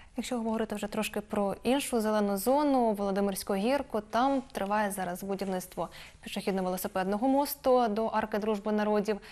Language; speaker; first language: Ukrainian; native; Ukrainian